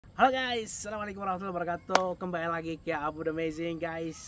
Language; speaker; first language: Indonesian; non-native, fluent; Arabic